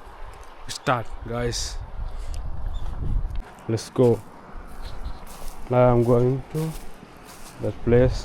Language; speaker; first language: English; non-native, learner; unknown